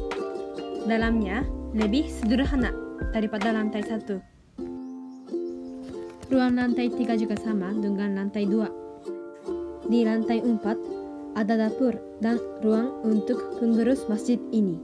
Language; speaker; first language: Indonesian; non-native, fluent; Japanese